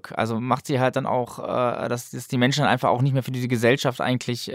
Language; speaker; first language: German; native; German